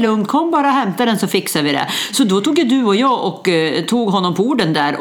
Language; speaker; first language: Swedish; native; Swedish